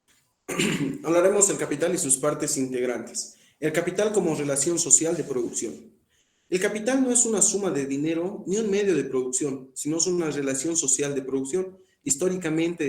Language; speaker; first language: Spanish; native; Spanish